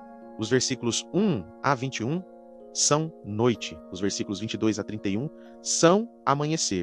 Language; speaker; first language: Portuguese; native; Portuguese